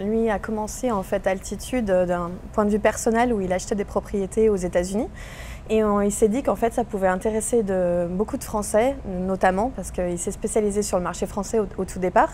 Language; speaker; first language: French; native; French